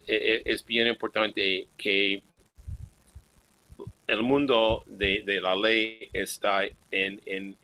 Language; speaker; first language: Spanish; non-native, fluent; English